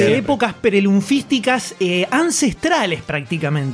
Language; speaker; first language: Spanish; native; Spanish